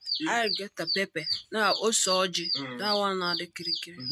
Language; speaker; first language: English; non-native, local second language; Igbo